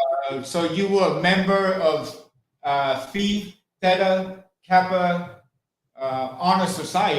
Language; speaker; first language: English; native; English